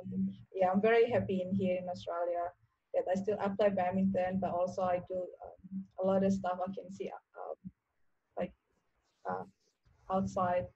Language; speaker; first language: English; non-native, learner; Indonesian